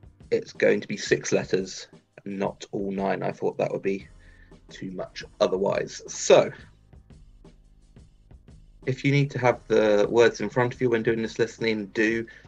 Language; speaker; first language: English; native; English